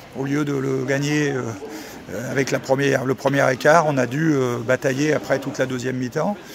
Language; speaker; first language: French; native; French